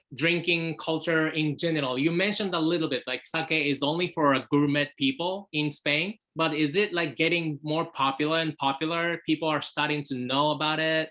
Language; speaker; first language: English; non-native, fluent; Japanese